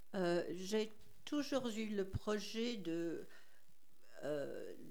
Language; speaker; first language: French; non-native, fluent; English